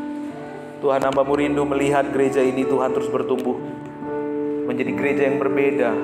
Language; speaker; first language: Indonesian; native; Indonesian